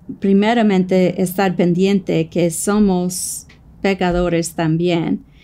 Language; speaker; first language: Spanish; non-native, fluent; English